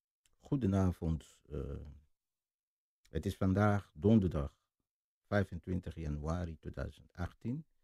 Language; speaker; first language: Dutch; non-native, fluent; Lingala